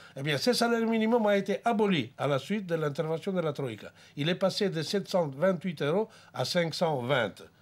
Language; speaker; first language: French; non-native, fluent; Greek